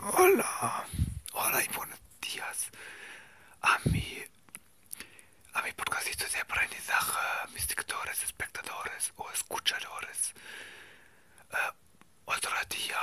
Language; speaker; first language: Spanish; non-native, learner; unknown